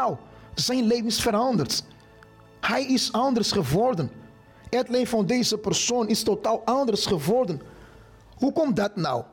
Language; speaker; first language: Dutch; non-native, fluent; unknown